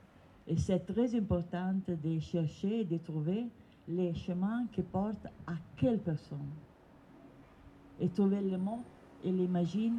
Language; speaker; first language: French; non-native, learner; Italian